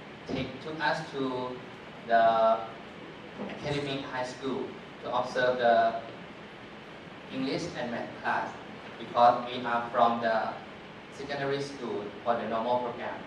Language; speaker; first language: English; non-native, fluent; Thai